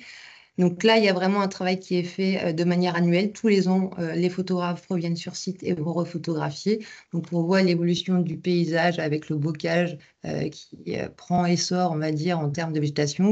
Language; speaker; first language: French; native; French